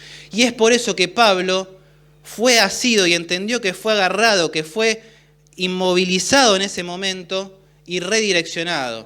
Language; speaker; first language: Spanish; native; Spanish